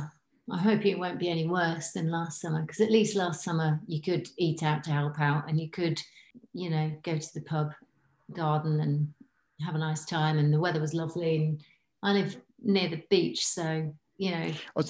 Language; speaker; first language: English; native; English